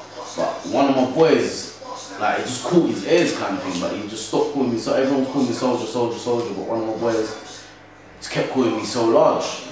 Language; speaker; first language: English; native; English